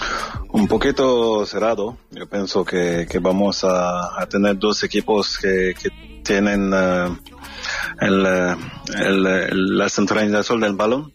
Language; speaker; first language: Spanish; non-native, fluent; French